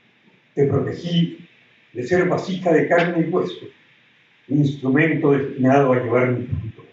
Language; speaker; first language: Spanish; native; Spanish